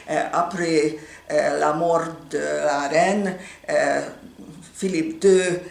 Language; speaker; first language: French; non-native, fluent; Hungarian